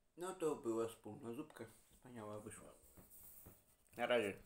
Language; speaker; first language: Polish; non-native, learner; Ukrainian